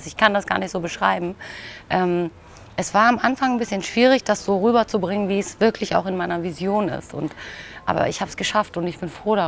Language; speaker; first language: German; native; German